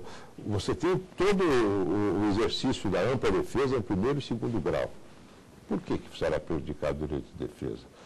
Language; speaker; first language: Portuguese; native; Portuguese